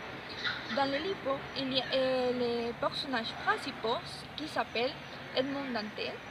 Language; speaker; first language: French; non-native, learner; Spanish